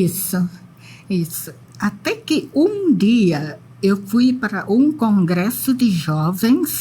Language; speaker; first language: Portuguese; non-native, fluent; Indonesian